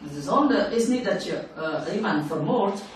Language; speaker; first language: Dutch; non-native, learner; Indonesian